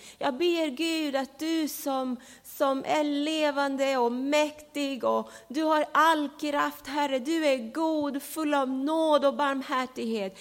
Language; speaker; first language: Swedish; non-native, fluent; Spanish